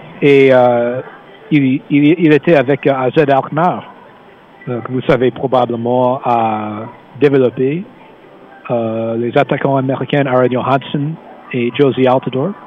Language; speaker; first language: French; non-native, fluent; English